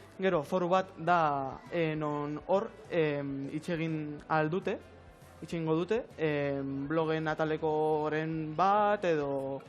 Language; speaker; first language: Basque; non-native, local second language; Spanish